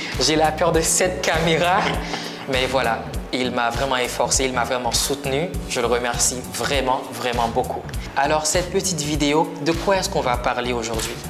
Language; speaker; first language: French; non-native, local second language; Haitian Creole